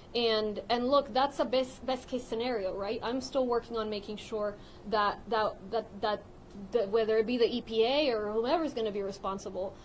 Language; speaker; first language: English; early bilingual, other home language; Spanish